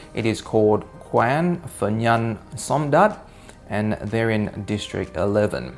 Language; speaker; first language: English; early bilingual, other home language; Vietnamese